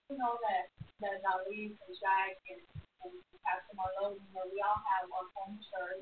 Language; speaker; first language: English; non-native, fluent; Spanish